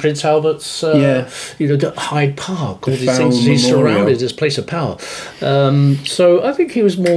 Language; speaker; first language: English; native; English